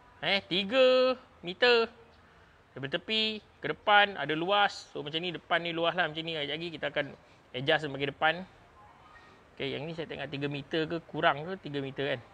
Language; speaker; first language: Malay; native; Malay